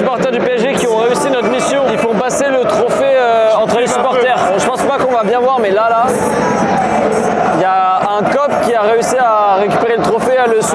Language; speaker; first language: French; native; French